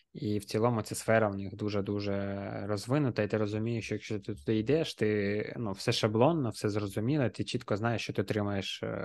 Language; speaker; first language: Ukrainian; non-native, local second language; Russian